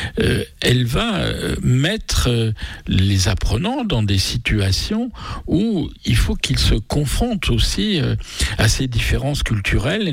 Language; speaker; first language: French; native; French